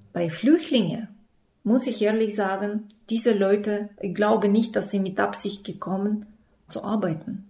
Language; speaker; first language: German; non-native, fluent; Russian